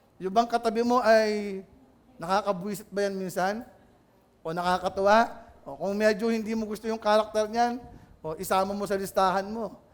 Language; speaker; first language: Filipino; native; Filipino